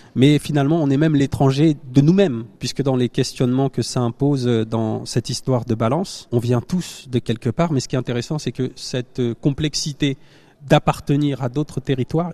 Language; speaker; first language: French; native; French